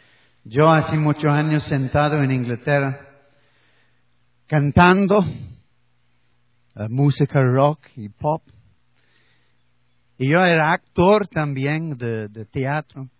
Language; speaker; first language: Spanish; non-native, learner; English